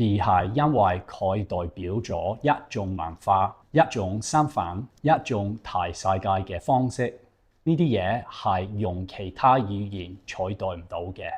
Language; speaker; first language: Cantonese; non-native, fluent; English